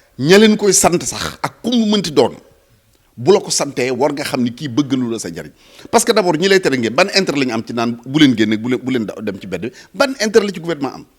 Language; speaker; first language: Wolof; native; Wolof